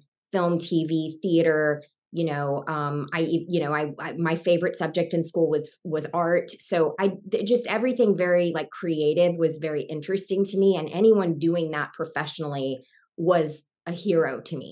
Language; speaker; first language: English; native; English